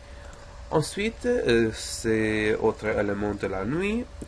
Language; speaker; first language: French; non-native, learner; English